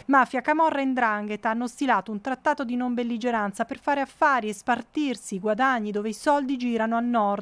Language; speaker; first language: Italian; native; Italian